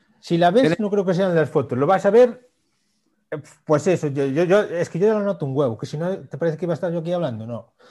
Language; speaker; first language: Spanish; native; Spanish